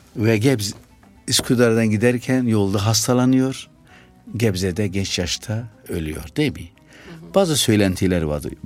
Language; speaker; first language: Turkish; non-native, fluent; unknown